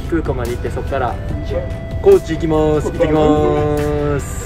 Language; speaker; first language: Japanese; native; Japanese